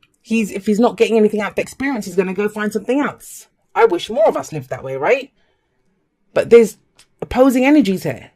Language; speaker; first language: English; native; English